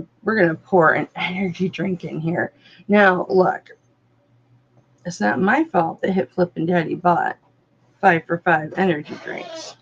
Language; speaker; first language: English; native; English